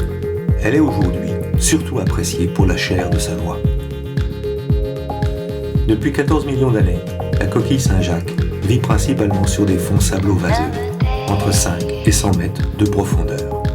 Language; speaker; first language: French; native; French